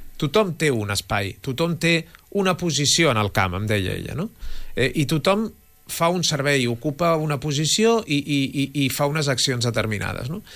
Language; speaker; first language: Catalan; native; Catalan